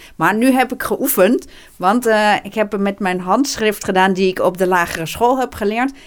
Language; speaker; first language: Dutch; native; Dutch